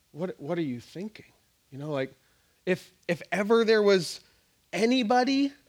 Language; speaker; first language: English; native; English